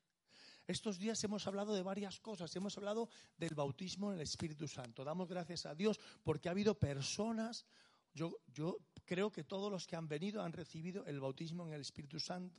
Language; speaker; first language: Spanish; native; Spanish